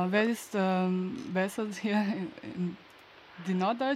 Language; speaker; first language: German; non-native, learner; Slovenian